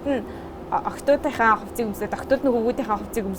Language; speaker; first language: Mongolian; native; Mongolian